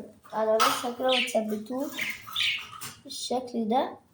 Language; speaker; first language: Arabic; native; Arabic